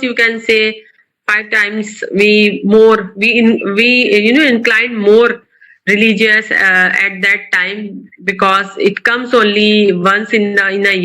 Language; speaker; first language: English; non-native, local second language; Urdu